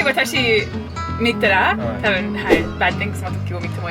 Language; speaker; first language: Japanese; non-native, learner; English